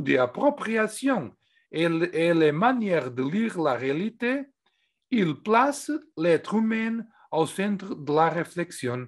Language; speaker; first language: French; non-native, fluent; Portuguese